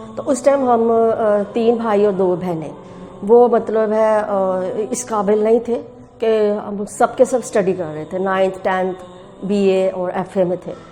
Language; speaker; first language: Urdu; native; Urdu